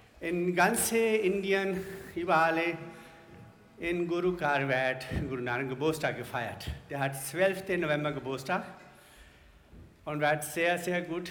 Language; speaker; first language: German; non-native, learner; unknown